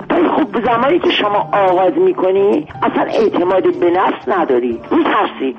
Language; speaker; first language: Persian; non-native, local second language; Armenian